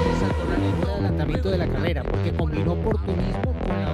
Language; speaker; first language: Spanish; native; Spanish